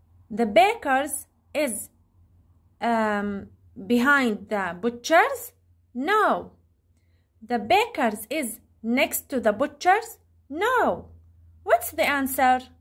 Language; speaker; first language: English; non-native, fluent; Arabic